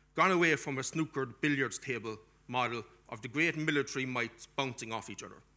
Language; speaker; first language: English; native; English